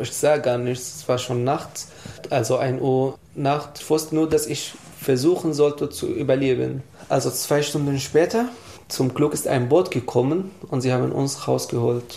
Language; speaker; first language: German; non-native, fluent; Arabic